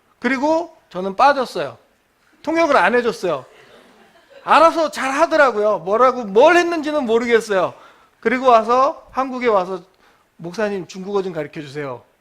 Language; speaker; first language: Korean; native; Korean